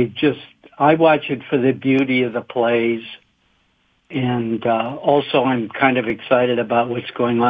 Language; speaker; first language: English; native; English